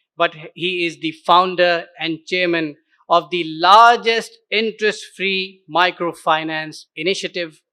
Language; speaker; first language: English; non-native, local second language; Urdu